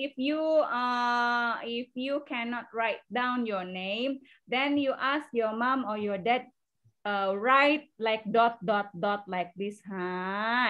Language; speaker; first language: English; non-native, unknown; Indonesian